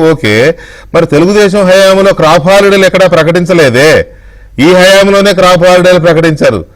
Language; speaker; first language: Telugu; native; Telugu